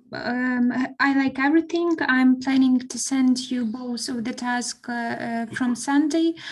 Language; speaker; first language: English; non-native, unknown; Ukrainian